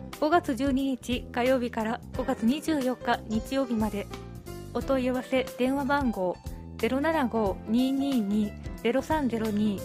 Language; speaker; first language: Japanese; native; Japanese